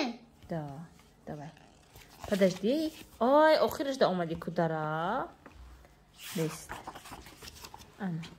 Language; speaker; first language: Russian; non-native, fluent; Tajik